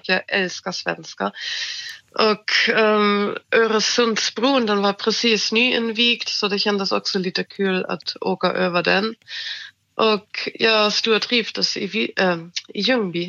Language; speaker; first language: Swedish; non-native, fluent; German